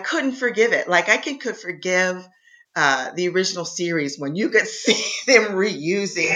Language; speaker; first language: English; native; English